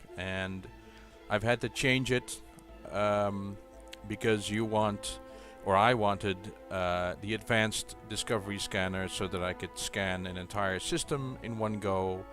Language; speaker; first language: English; native; English